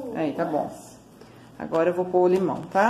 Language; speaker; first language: Portuguese; native; Portuguese